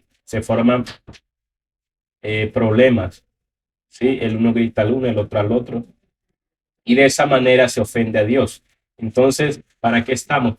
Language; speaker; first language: Spanish; native; Spanish